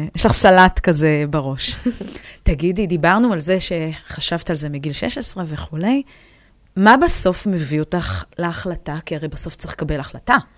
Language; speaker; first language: Hebrew; native; Hebrew